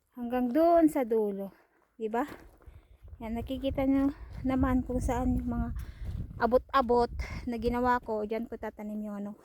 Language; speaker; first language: Filipino; non-native, local second language; Iloko